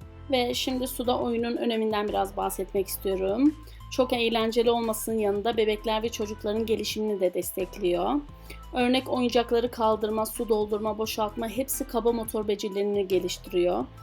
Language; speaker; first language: Turkish; non-native, fluent; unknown